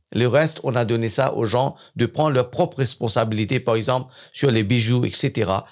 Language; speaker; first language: French; non-native, fluent; English